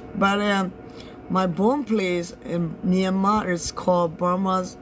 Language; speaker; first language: English; non-native, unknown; Burmese